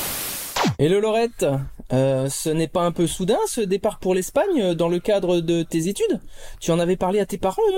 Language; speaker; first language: French; native; French